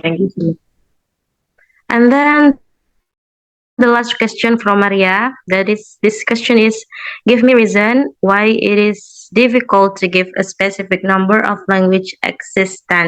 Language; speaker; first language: English; non-native, learner; Indonesian